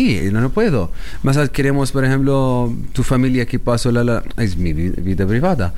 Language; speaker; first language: Spanish; non-native, learner; Arabic